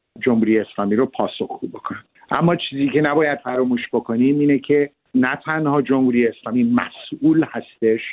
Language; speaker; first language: Persian; early bilingual, heritage; Persian